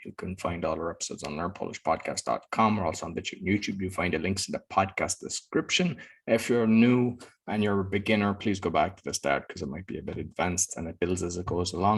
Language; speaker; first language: English; native; English